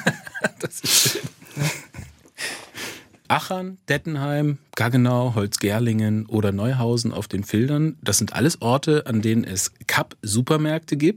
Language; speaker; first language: German; native; German